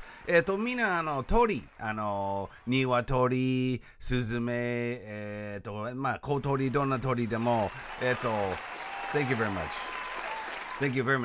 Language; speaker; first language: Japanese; non-native, fluent; English